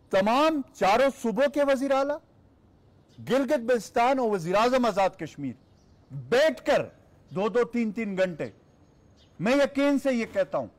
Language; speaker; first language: Urdu; non-native, local second language; Pashto